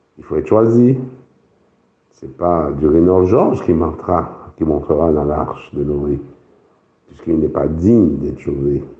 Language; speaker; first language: French; non-native, local second language; Haitian Creole